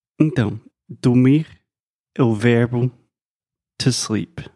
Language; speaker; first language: Portuguese; non-native, fluent; English